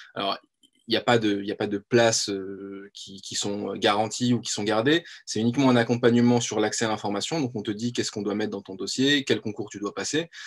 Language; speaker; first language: French; native; French